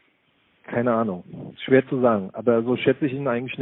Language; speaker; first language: German; native; German